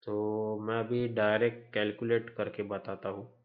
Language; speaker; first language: Hindi; non-native, local second language; Marathi